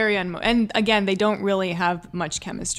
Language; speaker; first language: English; native; English